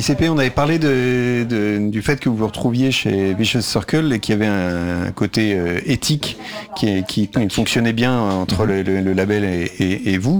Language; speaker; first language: French; native; French